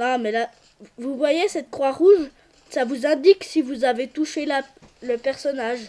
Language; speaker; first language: French; native; French